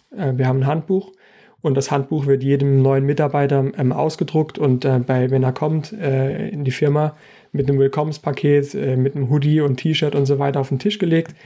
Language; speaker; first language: German; native; German